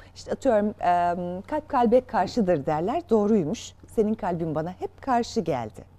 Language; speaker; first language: Turkish; native; Turkish